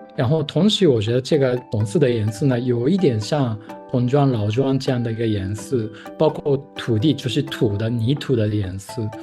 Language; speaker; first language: Chinese; non-native, fluent; Japanese